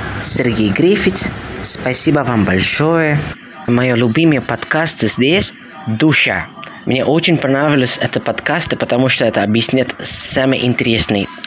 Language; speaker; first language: Russian; non-native, learner; Sinhala